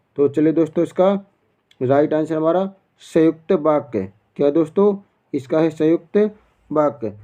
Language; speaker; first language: Hindi; native; Hindi